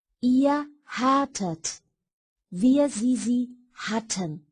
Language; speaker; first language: German; non-native, fluent; Chinese